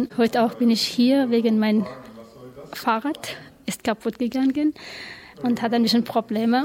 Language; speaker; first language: German; non-native, learner; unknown